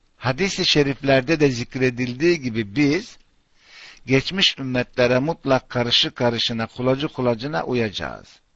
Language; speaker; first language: Turkish; non-native, fluent; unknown